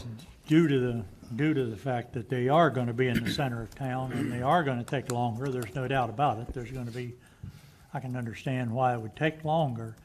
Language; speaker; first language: English; native; English